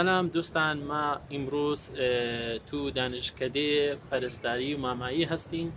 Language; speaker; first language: Persian; non-native, learner; Kurdish